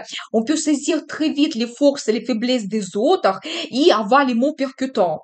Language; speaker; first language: French; non-native, fluent; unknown